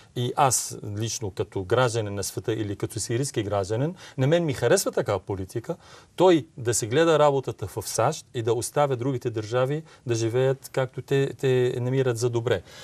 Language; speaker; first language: Bulgarian; non-native, fluent; Arabic